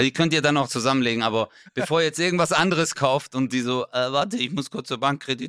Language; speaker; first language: German; native; German